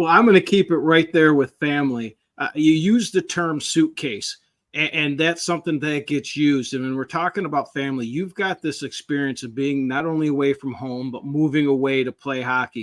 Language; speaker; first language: English; native; English